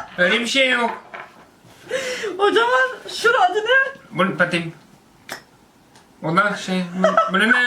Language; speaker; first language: Turkish; non-native, learner; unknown